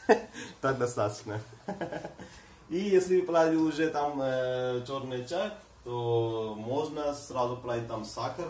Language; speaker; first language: Russian; non-native, fluent; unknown